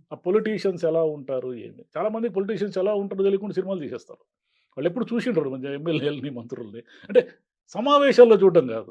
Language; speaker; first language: Telugu; native; Telugu